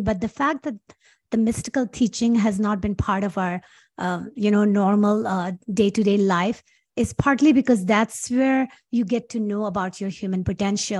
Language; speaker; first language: English; non-native, local second language; Urdu